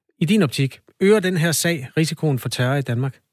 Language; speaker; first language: Danish; native; Danish